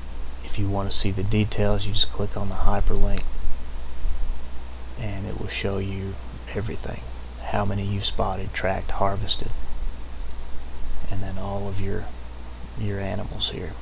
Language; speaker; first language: English; native; English